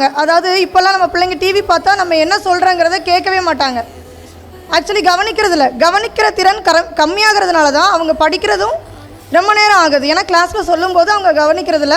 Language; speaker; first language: Tamil; native; Tamil